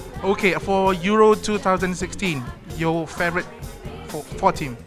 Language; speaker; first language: English; non-native, learner; Malay